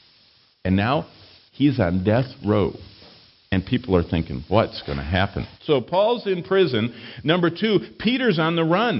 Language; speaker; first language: English; native; English